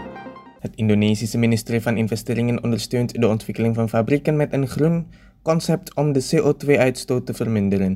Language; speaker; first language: Dutch; non-native, fluent; Indonesian